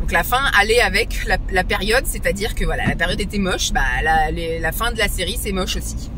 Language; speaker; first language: French; native; French